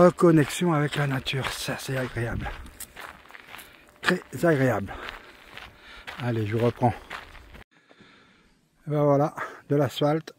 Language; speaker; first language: French; native; French